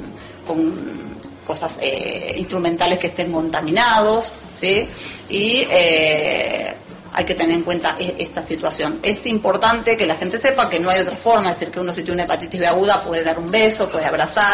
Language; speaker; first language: Spanish; native; Spanish